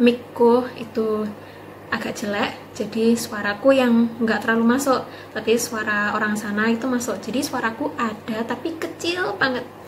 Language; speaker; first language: Indonesian; non-native, fluent; Japanese